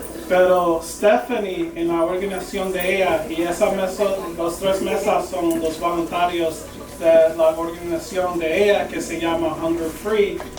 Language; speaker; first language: Spanish; early bilingual, heritage; English